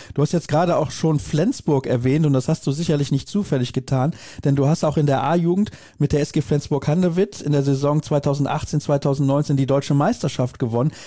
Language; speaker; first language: German; native; German